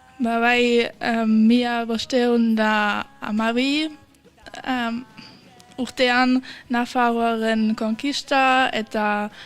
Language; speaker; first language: Basque; early bilingual, heritage; Basque